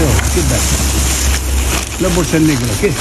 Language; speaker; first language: Spanish; non-native, learner; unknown